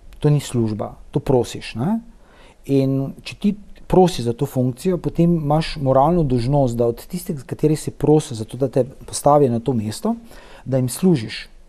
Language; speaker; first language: Slovenian; native; Slovenian